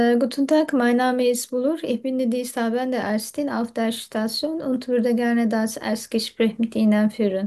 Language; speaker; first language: German; non-native, learner; Turkish